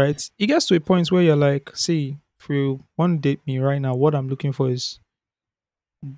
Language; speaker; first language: English; non-native, local second language; Yoruba